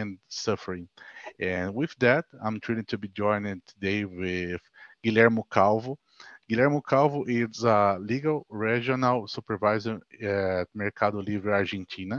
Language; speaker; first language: English; non-native, fluent; Portuguese